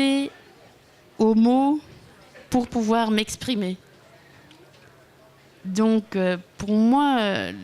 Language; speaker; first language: French; non-native, local second language; Dutch